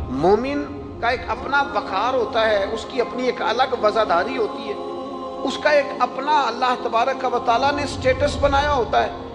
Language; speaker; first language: Urdu; non-native, local second language; Punjabi